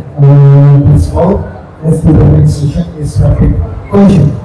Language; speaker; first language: English; non-native, fluent; Indonesian